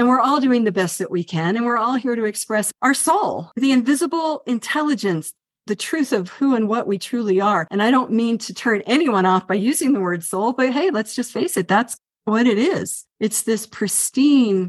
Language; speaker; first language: English; native; English